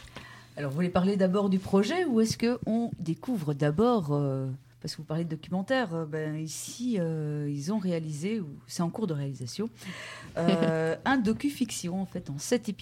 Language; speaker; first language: French; native; French